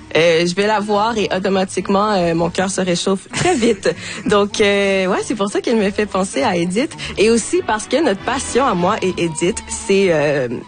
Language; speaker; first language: French; native; French